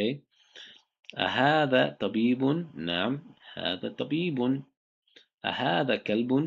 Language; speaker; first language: Arabic; non-native, fluent; English